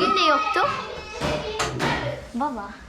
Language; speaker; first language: Turkish; early bilingual, heritage; Turkish